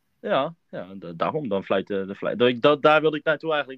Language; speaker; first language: Dutch; native; Dutch